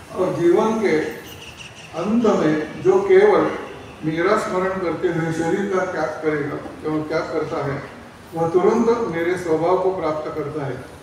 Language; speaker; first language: Hindi; non-native, local second language; Marathi